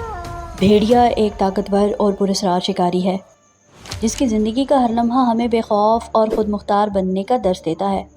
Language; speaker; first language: Urdu; native; Urdu